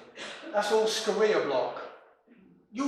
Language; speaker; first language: English; native; English